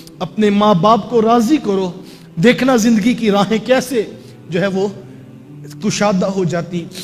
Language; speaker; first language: Urdu; non-native, local second language; Punjabi